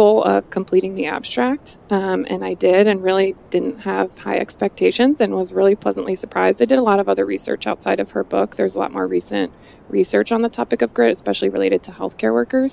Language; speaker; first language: English; native; English